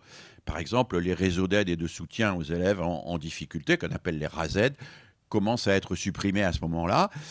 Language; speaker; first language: French; native; French